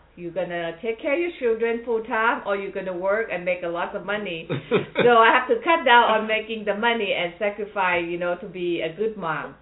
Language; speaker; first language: English; non-native, fluent; Thai